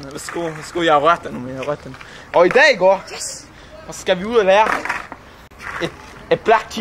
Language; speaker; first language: Danish; native; Danish